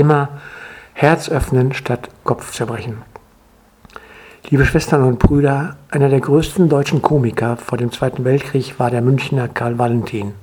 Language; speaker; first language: German; native; German